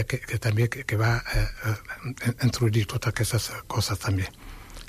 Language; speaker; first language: Catalan; non-native, fluent; Wolof